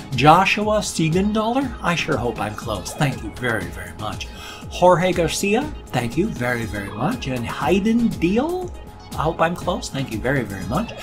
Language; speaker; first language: English; native; English